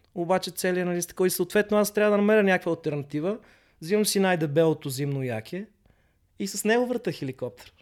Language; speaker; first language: Bulgarian; native; Bulgarian